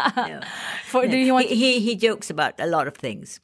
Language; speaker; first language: English; non-native, local second language; Malay